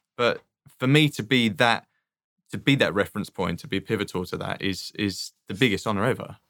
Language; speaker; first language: English; native; English